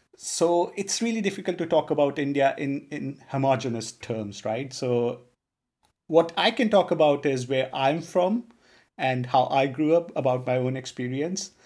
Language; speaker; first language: English; non-native, local second language; Punjabi